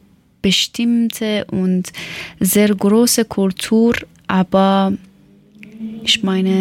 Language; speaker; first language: German; non-native, learner; Persian